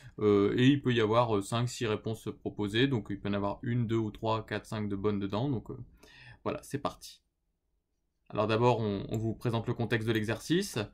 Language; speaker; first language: French; native; French